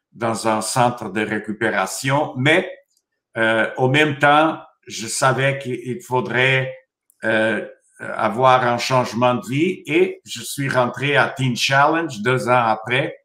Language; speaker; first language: French; non-native, fluent; Portuguese